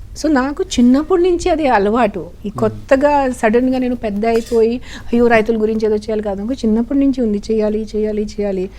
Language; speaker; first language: Telugu; non-native, fluent; Marathi